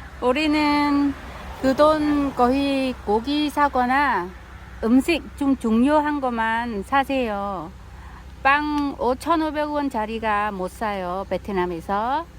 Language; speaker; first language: Korean; non-native, learner; Vietnamese